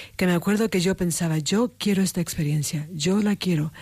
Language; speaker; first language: Spanish; native; Spanish